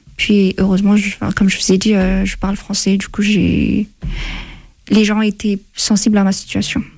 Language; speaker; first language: French; non-native, fluent; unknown